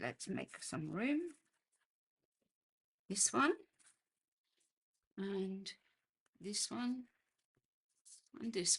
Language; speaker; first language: English; native; English